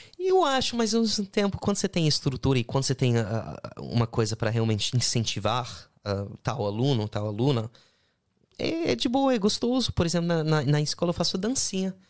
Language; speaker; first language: Portuguese; non-native, fluent; English